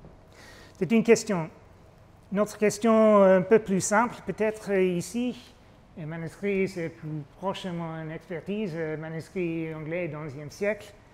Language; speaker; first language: French; non-native, fluent; English